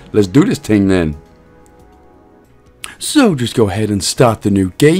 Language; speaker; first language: English; native; English